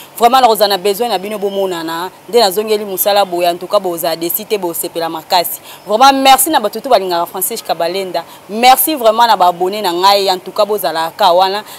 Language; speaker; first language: Lingala; native; Lingala